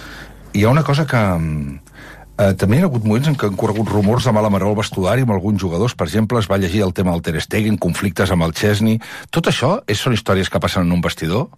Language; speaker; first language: Catalan; native; Catalan